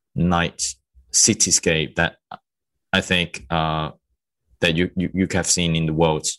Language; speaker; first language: English; non-native, local second language; Cantonese